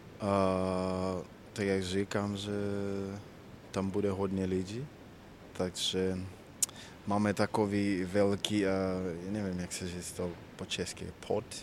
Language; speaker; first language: Czech; non-native, learner; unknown